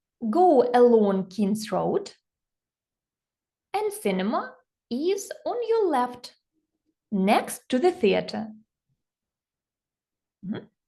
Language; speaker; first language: English; non-native, fluent; Ukrainian